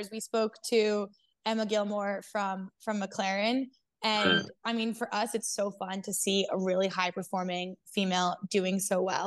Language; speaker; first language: English; native; English